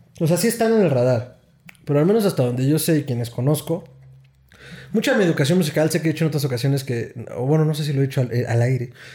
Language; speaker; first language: Spanish; native; Spanish